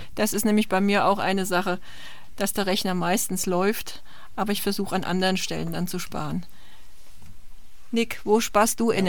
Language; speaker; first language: German; native; German